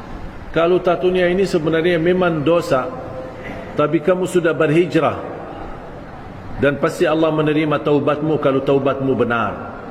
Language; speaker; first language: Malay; non-native, fluent; Arabic